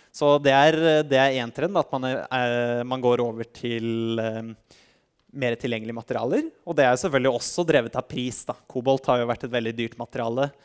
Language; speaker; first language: Norwegian; native; Norwegian